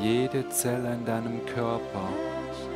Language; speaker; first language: German; native; German